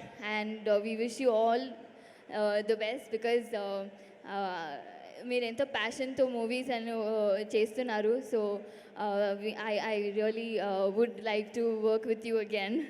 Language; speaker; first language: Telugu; non-native, learner; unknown